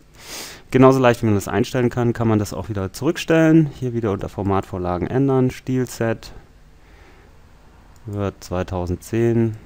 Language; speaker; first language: German; native; German